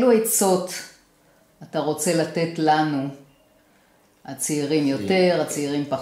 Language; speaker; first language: Hebrew; native; Hebrew